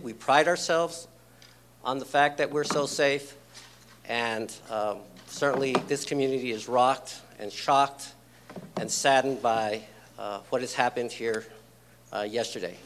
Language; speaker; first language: English; early bilingual, other home language; Spanish